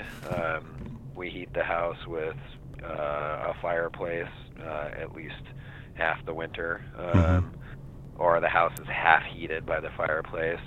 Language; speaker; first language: English; native; English